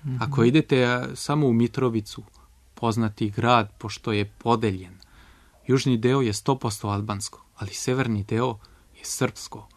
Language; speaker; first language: Serbian; non-native, fluent; French